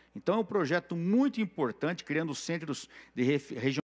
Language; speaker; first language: Portuguese; native; Portuguese